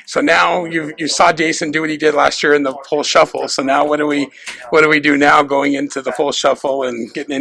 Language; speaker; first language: English; native; English